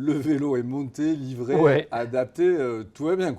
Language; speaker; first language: French; native; French